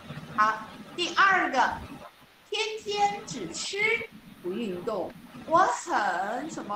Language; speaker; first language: Chinese; non-native, fluent; English